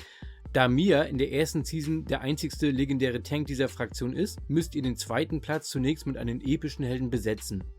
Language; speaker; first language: German; native; German